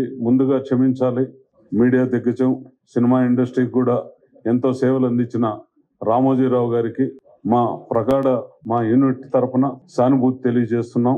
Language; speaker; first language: Telugu; native; Telugu